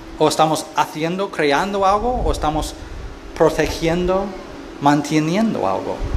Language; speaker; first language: Spanish; non-native, fluent; English